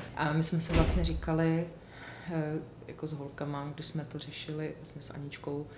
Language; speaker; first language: Czech; native; Czech